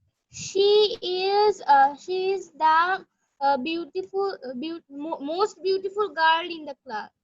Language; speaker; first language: English; non-native, learner; Bangla